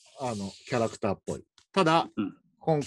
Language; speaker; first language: Japanese; native; Japanese